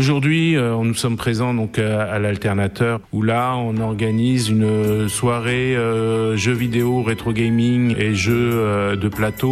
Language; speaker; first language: French; native; French